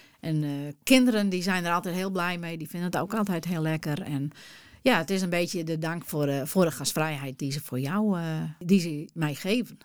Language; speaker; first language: Dutch; non-native, local second language; Western Frisian